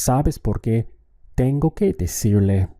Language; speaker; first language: Spanish; non-native, fluent; English